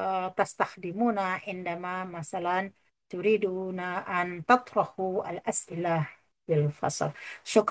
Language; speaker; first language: Arabic; non-native, fluent; Indonesian